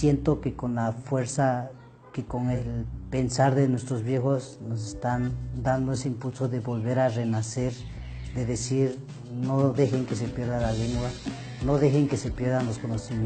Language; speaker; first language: Spanish; non-native, local second language; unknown